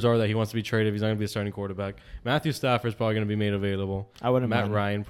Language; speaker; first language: English; native; English